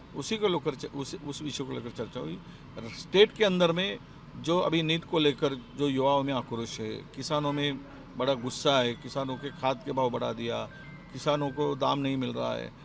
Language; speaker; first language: Hindi; non-native, local second language; Marathi